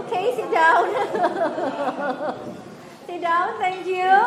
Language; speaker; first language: English; non-native, fluent; Indonesian